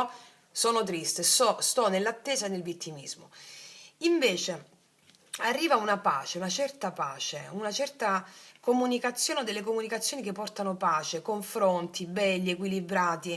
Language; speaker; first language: Italian; native; Italian